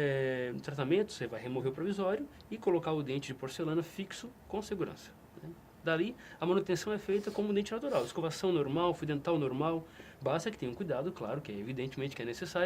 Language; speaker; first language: Portuguese; native; Portuguese